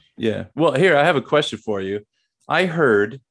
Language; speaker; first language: English; native; English